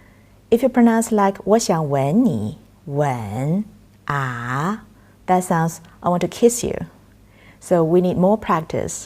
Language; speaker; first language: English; non-native, fluent; Chinese